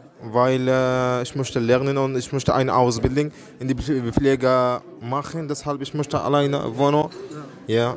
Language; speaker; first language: German; non-native, learner; Arabic